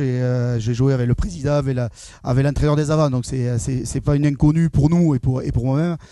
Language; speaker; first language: French; native; French